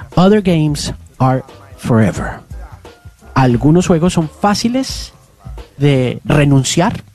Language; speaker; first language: Spanish; native; Spanish